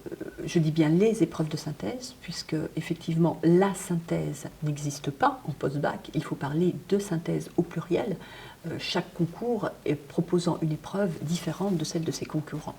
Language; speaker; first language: French; native; French